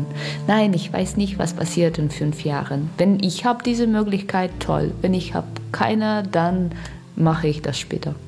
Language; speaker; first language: German; non-native, learner; Russian